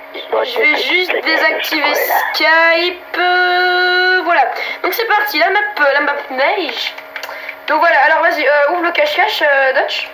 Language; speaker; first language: French; native; French